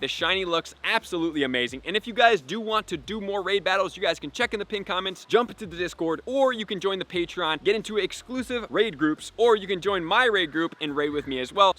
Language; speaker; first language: English; native; English